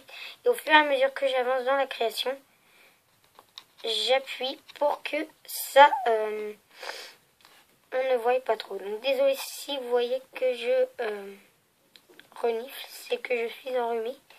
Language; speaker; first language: French; native; French